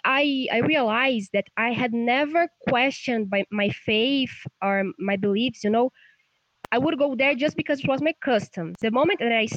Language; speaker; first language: English; non-native, fluent; Portuguese